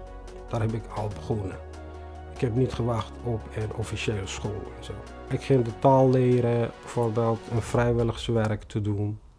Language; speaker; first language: Dutch; non-native, fluent; Tigrinya